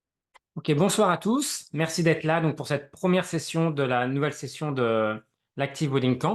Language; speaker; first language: French; native; French